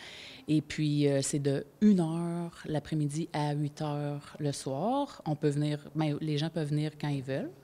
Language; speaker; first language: French; native; French